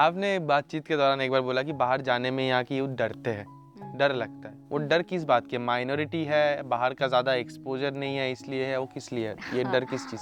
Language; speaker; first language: Hindi; native; Hindi